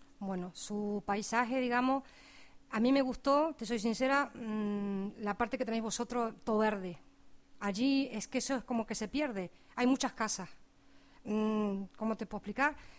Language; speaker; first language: Spanish; native; Spanish